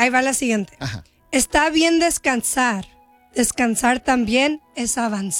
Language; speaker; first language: Spanish; early bilingual, heritage; Spanish